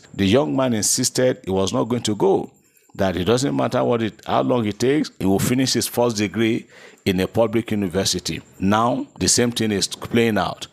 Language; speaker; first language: English; non-native, local second language; Yoruba